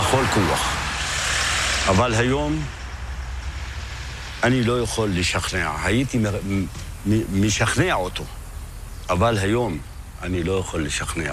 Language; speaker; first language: Hebrew; non-native, local second language; Arabic